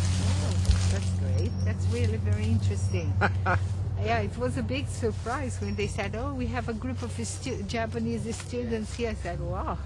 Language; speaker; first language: English; non-native, fluent; Portuguese